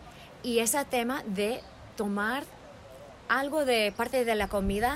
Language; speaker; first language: Spanish; early bilingual, heritage; English